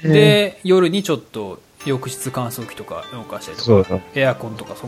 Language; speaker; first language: Japanese; native; Japanese